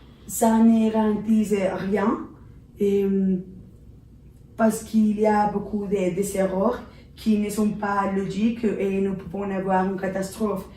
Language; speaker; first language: French; non-native, learner; Spanish